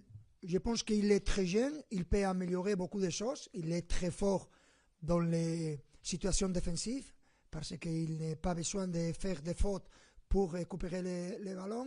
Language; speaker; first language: French; non-native, fluent; Spanish